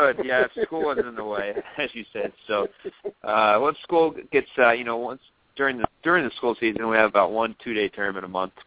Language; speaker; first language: English; native; English